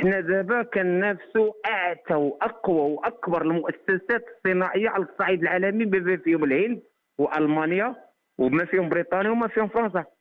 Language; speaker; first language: Arabic; native; Arabic